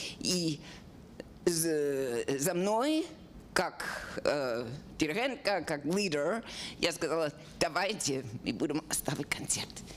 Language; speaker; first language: Ukrainian; non-native, learner; English